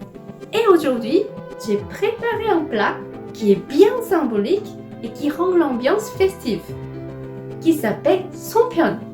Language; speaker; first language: French; non-native, fluent; Korean